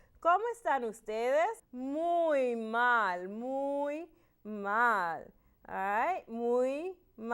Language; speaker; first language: Spanish; non-native, learner; English